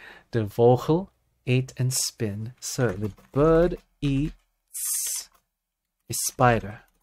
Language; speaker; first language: English; native; English